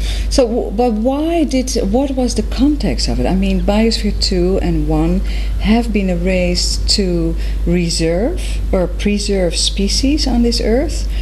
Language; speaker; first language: English; non-native, fluent; Dutch